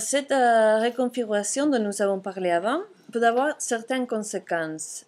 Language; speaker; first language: French; non-native, fluent; Catalan